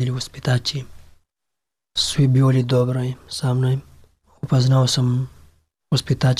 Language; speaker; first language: Serbian; non-native, learner; Pashto